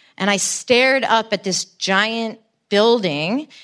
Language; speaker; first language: English; native; English